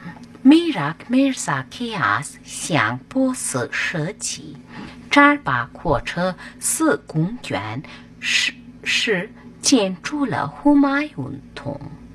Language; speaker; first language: Chinese; non-native, learner; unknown